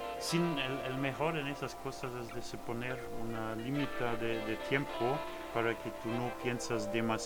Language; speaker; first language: Spanish; non-native, learner; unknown